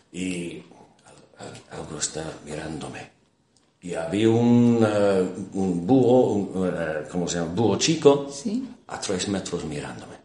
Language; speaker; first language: Spanish; non-native, fluent; English